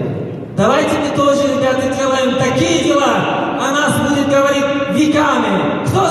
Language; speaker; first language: Russian; non-native, local second language; Tajik